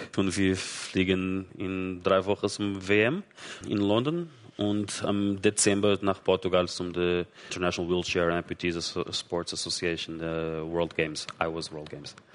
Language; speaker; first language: German; non-native, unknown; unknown